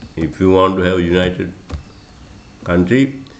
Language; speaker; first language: English; non-native, local second language; Sinhala